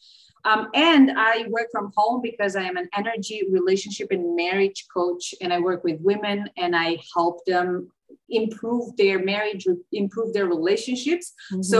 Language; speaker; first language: English; non-native, fluent; Slovenian